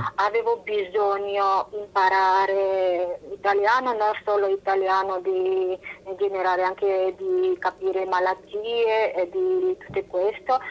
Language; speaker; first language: Italian; non-native, fluent; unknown